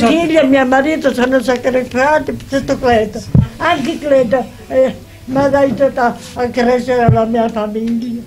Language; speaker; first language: Italian; non-native, local second language; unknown